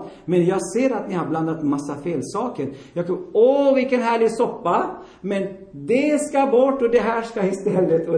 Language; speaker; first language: Swedish; non-native, fluent; Armenian